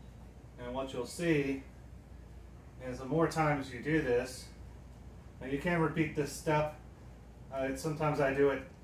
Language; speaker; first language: English; native; English